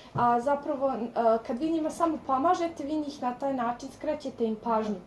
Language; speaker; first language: Bosnian; native; Bosnian